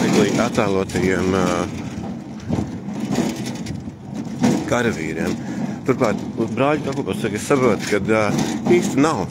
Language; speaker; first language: Latvian; native; Latvian